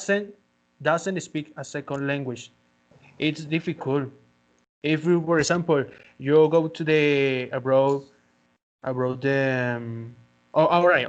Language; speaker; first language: English; non-native, learner; Spanish